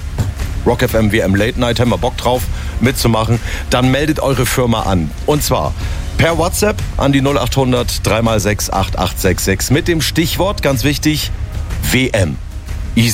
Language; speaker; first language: German; native; German